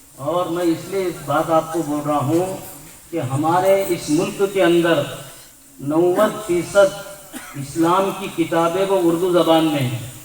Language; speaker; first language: Urdu; native; Urdu